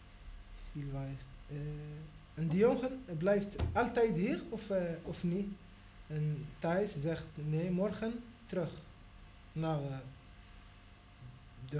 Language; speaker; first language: Dutch; non-native, learner; Arabic